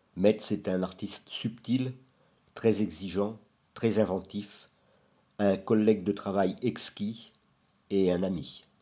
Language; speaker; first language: French; native; French